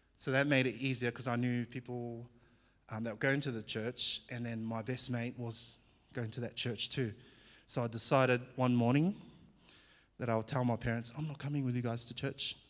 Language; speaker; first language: English; early bilingual, other home language; Fijian